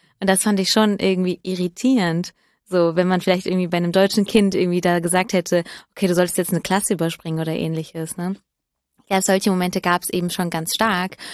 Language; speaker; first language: German; early bilingual, other home language; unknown